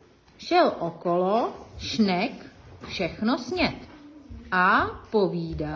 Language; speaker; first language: Czech; native; Czech